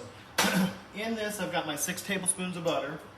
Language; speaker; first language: English; native; English